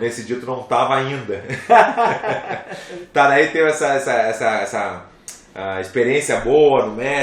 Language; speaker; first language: Portuguese; native; Portuguese